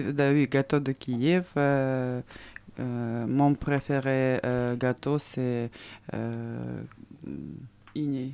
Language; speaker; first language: French; non-native, learner; Russian